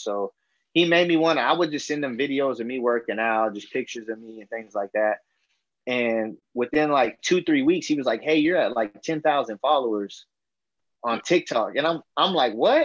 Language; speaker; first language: English; native; English